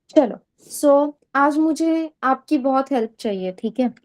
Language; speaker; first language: Hindi; non-native, local second language; Marathi